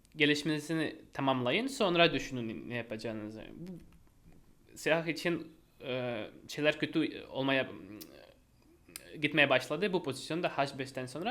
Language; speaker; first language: Turkish; non-native, fluent; Russian